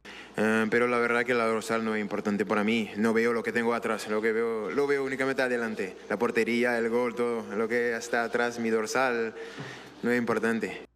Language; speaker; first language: Spanish; non-native, learner; French